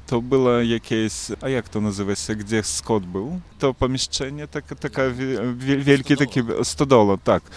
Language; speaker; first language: Polish; non-native, learner; Belarusian